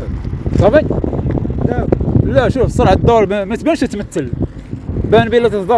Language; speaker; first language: Arabic; native; Arabic